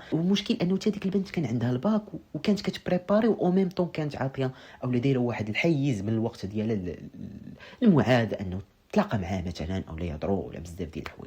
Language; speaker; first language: Arabic; native; Arabic